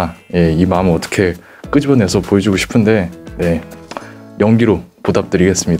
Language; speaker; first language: Korean; native; Korean